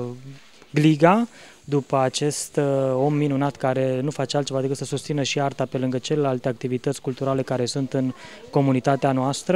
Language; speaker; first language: Romanian; native; Romanian